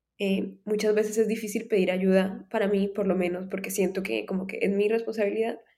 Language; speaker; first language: Spanish; native; Spanish